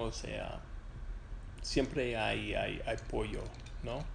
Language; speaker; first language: Spanish; non-native, fluent; English